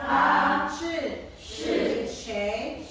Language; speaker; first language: Chinese; non-native, fluent; Filipino